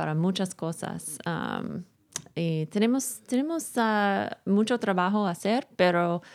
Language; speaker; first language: Spanish; non-native, learner; English